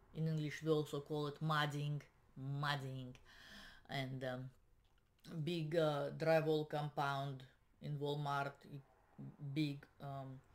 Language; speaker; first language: English; non-native, fluent; Russian